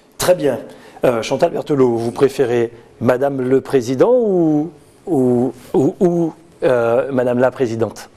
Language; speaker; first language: French; native; French